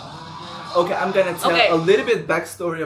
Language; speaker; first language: English; non-native, fluent; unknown